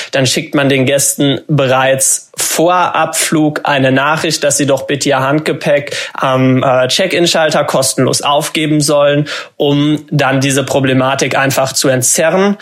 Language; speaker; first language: German; native; German